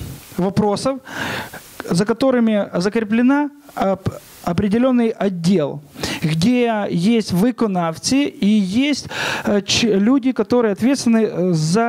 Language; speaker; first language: Russian; non-native, local second language; Ukrainian